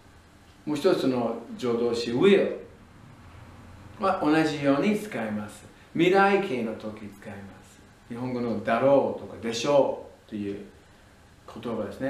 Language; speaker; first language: Japanese; non-native, fluent; English